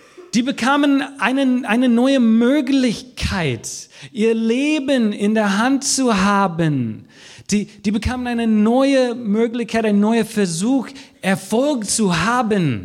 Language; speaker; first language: German; non-native, fluent; English